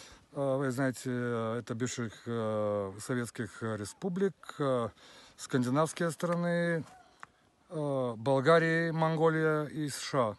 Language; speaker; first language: Russian; non-native, learner; Bulgarian